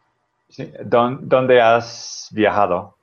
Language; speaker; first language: Spanish; non-native, fluent; English